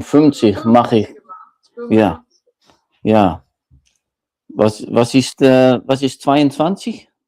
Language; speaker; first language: German; non-native, learner; Dutch